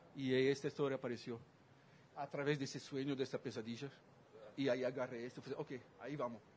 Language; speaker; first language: Spanish; non-native, fluent; Dutch